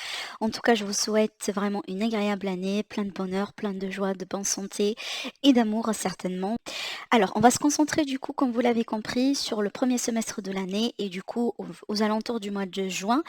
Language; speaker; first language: French; native; French